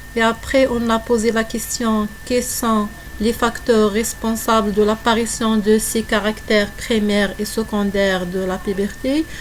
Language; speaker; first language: French; non-native, local second language; Arabic